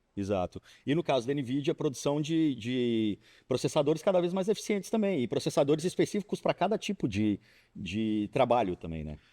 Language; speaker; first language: Portuguese; native; Portuguese